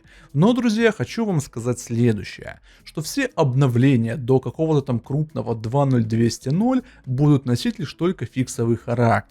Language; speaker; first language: Russian; native; Russian